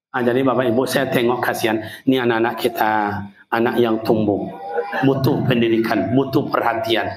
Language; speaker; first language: Malay; native; Malay